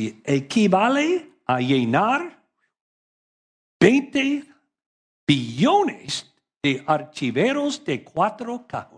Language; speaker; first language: Spanish; non-native, learner; English